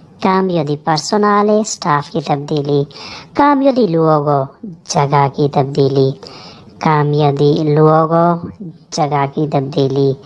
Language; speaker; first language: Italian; non-native, fluent; Urdu